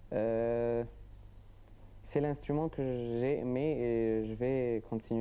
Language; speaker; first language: French; non-native, learner; Arabic